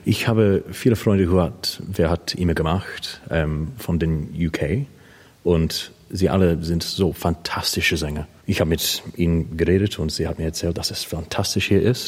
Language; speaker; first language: German; non-native, learner; English